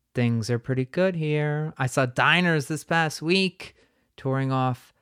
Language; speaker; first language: English; native; English